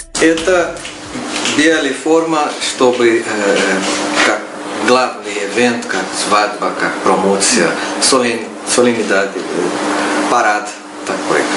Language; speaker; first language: Russian; non-native, learner; Portuguese